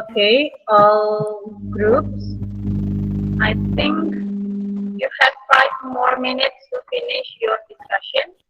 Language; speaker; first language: English; non-native, fluent; Indonesian